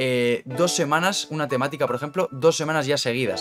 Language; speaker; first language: Spanish; native; Spanish